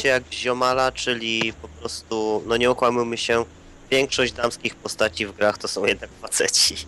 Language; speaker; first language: Polish; native; Polish